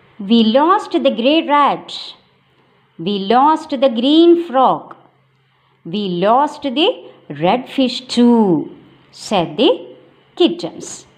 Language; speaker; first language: English; non-native, local second language; Malayalam